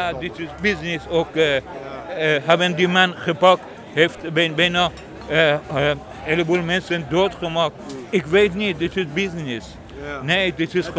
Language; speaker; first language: Dutch; non-native, learner; Persian